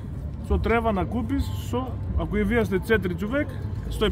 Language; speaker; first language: Bulgarian; non-native, learner; Greek